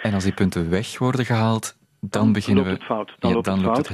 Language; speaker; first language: Dutch; native; Dutch